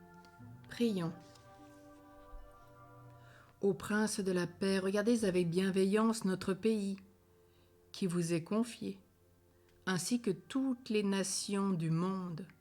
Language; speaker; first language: French; native; French